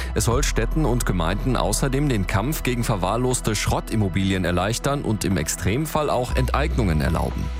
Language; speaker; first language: German; native; German